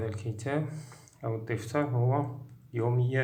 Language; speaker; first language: Arabic; native; Arabic